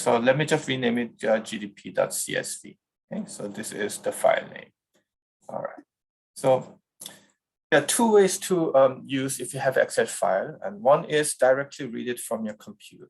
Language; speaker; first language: English; non-native, fluent; Korean